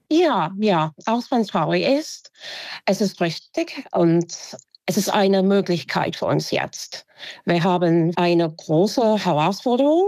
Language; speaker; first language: German; non-native, fluent; English